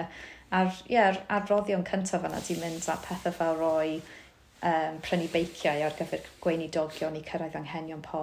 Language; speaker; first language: Welsh; native; Welsh